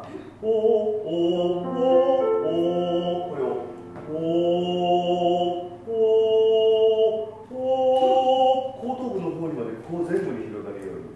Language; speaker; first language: Japanese; native; Japanese